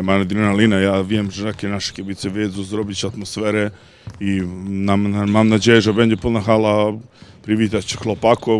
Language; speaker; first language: Polish; non-native, learner; Serbian